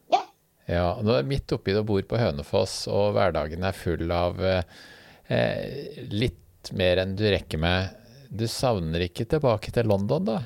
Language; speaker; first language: Norwegian; native; Norwegian